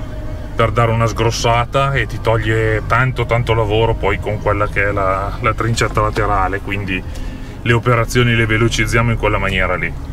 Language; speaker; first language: Italian; native; Italian